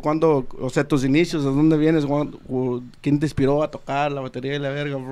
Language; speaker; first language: Spanish; early bilingual, heritage; Spanish